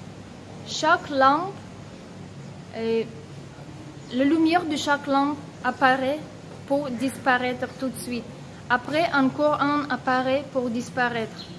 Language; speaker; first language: French; non-native, fluent; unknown